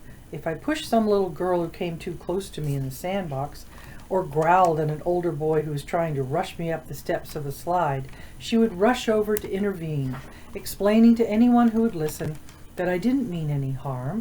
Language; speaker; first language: English; native; English